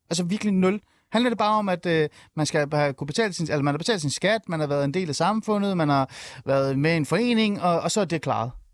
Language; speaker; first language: Danish; early bilingual, other home language; Persian